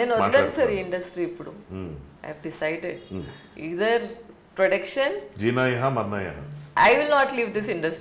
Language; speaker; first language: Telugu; non-native, local second language; Hindi